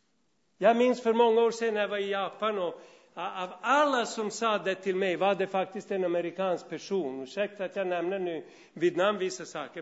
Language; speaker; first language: Swedish; non-native, fluent; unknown